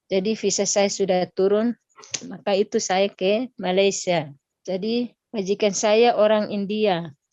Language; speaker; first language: Indonesian; non-native, local second language; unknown